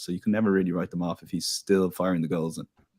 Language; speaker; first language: English; native; English